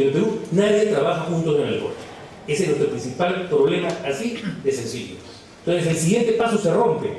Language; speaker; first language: Spanish; native; Spanish